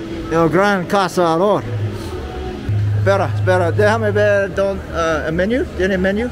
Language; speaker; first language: Spanish; non-native, learner; English